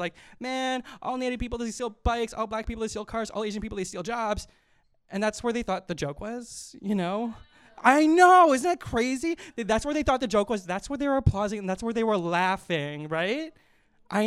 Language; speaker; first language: English; native; English